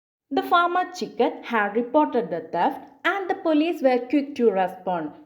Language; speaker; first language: English; non-native, local second language; Malayalam